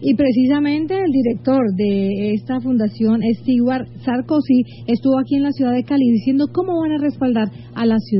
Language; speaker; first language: Spanish; native; Spanish